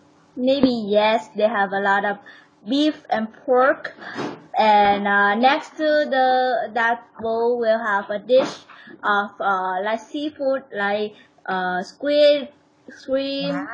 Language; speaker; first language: English; non-native, learner; Vietnamese